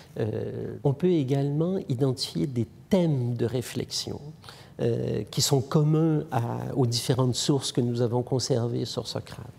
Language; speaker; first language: French; native; French